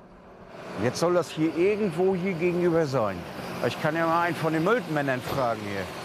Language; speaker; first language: German; native; German